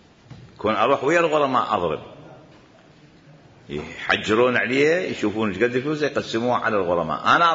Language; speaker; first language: Arabic; native; Arabic